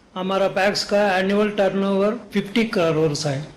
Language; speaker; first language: Hindi; non-native, local second language; Kannada